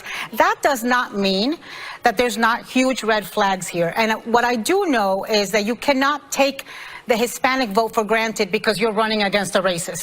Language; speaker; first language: English; native; English